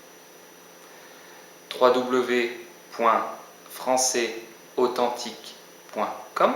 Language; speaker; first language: French; native; French